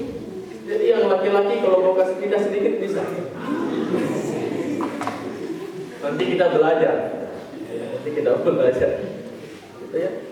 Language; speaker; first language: Indonesian; native; Indonesian